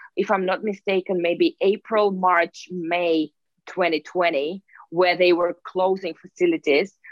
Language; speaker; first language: English; non-native, fluent; Russian